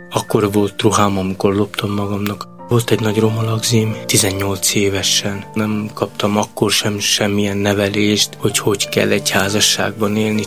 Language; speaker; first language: Hungarian; non-native, local second language; Romany